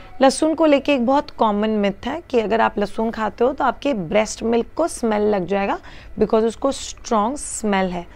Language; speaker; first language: Hindi; native; Hindi